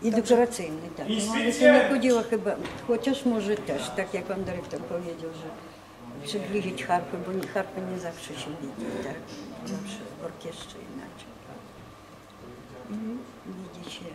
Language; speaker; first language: Polish; non-native, learner; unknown